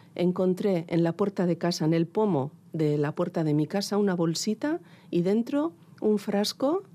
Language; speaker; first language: Spanish; non-native, local second language; Basque